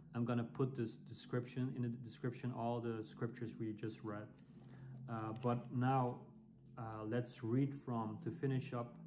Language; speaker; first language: English; non-native, fluent; Dutch